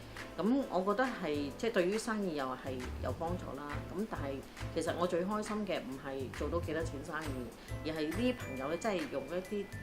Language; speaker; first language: Cantonese; native; Cantonese